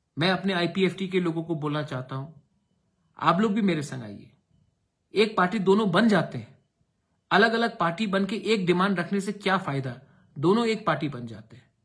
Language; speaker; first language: Hindi; non-native, local second language; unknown